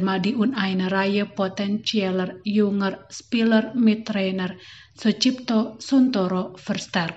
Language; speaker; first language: German; non-native, fluent; Indonesian